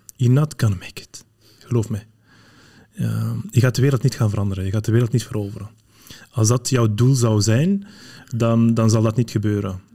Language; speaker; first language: Dutch; early bilingual, other home language; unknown